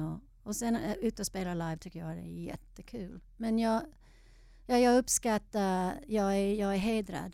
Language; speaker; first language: Swedish; non-native, fluent; English